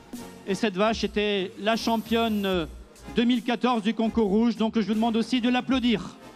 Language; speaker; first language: French; native; French